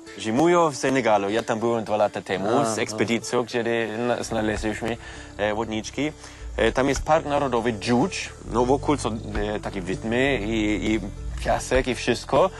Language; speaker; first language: Polish; non-native, fluent; German